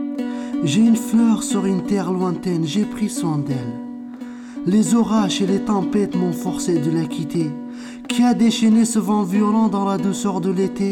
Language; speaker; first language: French; early bilingual, other home language; Kurdish